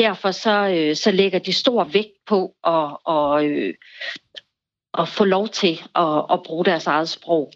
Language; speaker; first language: Danish; native; Danish